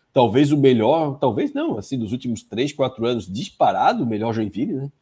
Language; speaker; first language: Portuguese; native; Portuguese